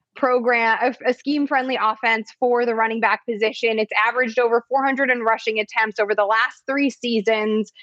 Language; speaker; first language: English; native; English